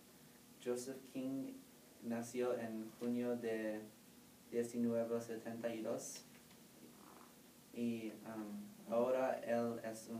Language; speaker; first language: Spanish; non-native, learner; English